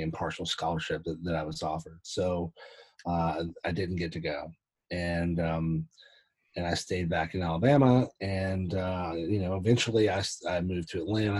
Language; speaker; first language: English; native; English